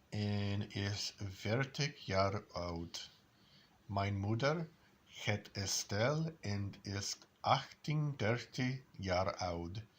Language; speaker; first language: Dutch; non-native, learner; English